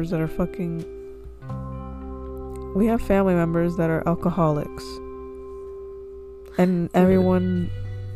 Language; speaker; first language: English; native; English